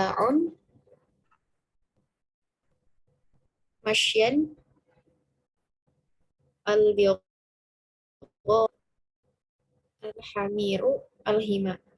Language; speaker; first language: Arabic; non-native, learner; Indonesian